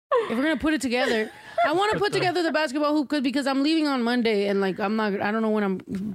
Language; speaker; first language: English; early bilingual, other home language; Spanish